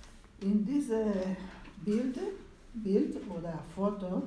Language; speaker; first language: German; non-native, learner; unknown